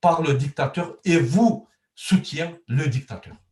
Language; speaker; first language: French; non-native, learner; Turkmen